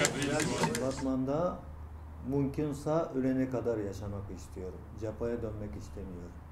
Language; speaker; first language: Turkish; non-native, learner; Japanese